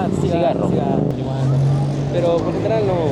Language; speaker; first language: Spanish; native; Spanish